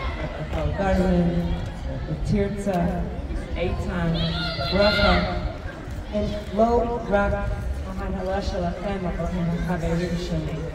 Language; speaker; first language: Hebrew; non-native, fluent; English